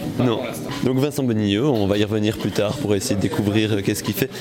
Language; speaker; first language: French; native; French